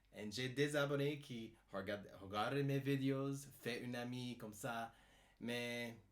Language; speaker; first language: French; non-native, learner; English